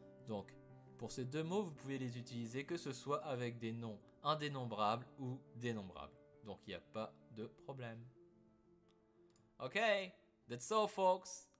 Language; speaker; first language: French; native; French